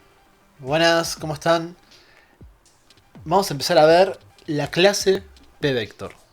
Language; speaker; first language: Spanish; native; Spanish